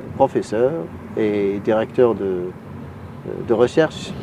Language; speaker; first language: French; non-native, local second language; Arabic